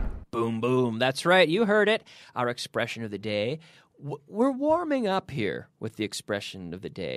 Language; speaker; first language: English; native; English